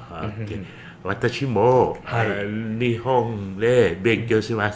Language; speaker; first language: Japanese; non-native, learner; Indonesian